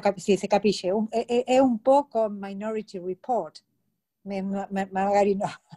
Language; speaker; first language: Italian; non-native, learner; Spanish